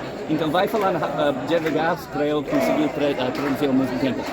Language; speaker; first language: Portuguese; non-native, fluent; English